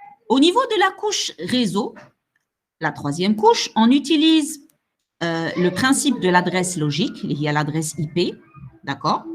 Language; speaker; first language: French; non-native, local second language; Arabic